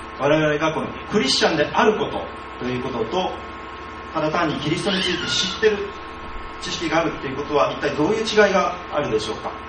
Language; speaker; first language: Japanese; native; Japanese